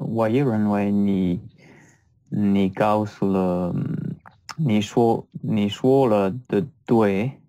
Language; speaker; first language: Chinese; non-native, learner; French